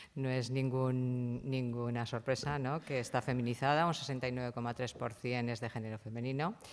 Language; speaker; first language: Spanish; non-native, local second language; Catalan